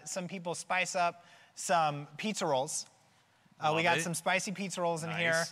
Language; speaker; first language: English; native; English